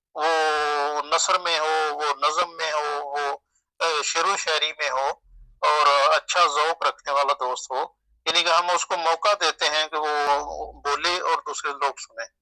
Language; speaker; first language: Urdu; non-native, local second language; Punjabi